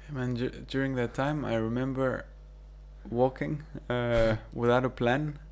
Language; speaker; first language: English; early bilingual, other home language; Greek